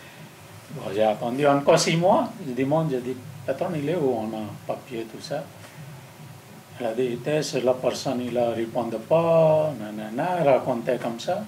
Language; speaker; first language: French; non-native, learner; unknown